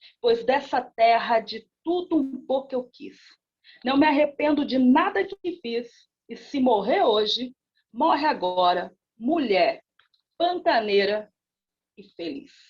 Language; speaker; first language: Portuguese; native; Portuguese